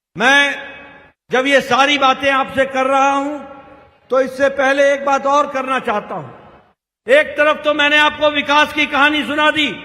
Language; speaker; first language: Hindi; native; Hindi